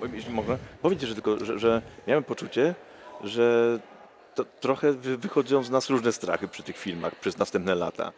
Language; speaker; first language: Polish; native; Polish